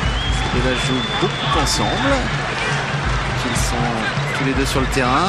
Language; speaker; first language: French; native; French